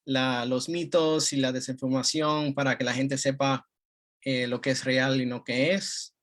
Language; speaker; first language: Spanish; early bilingual, heritage; Spanish